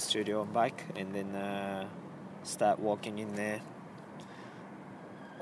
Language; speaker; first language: English; non-native, fluent; Japanese